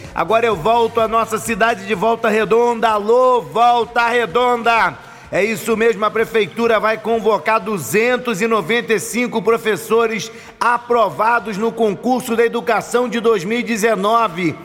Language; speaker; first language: Portuguese; native; Portuguese